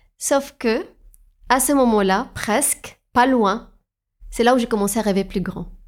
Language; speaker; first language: French; non-native, fluent; Arabic